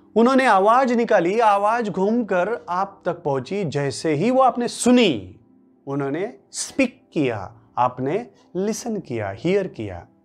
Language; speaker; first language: Hindi; non-native, local second language; Marathi